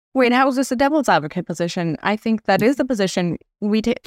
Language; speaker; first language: English; non-native, local second language; Hindi